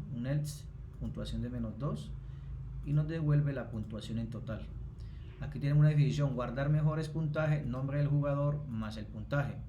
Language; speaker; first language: Spanish; native; Spanish